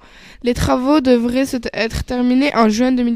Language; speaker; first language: French; native; French